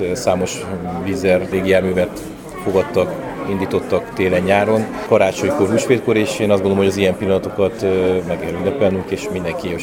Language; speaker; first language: Hungarian; native; Hungarian